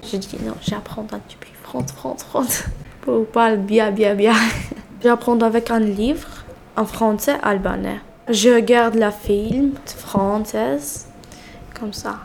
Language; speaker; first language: French; non-native, learner; Albanian